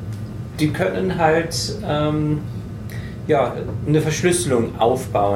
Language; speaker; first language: German; native; German